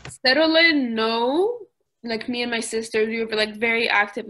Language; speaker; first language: English; early bilingual, other home language; Arabic